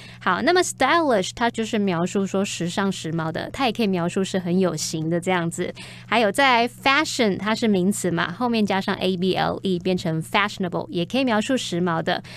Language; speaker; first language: Chinese; native; Chinese